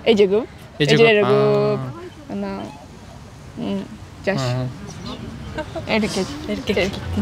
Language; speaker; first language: Kyrgyz; non-native, learner; Japanese